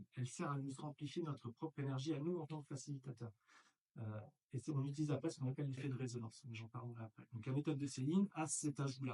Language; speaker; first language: French; native; French